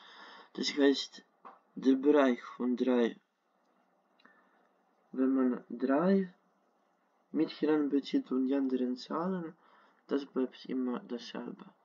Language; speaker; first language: German; non-native, fluent; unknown